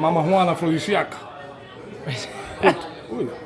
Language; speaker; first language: French; non-native, learner; Spanish